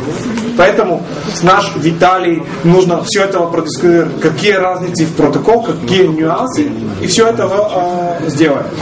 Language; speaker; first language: Russian; non-native, fluent; Bulgarian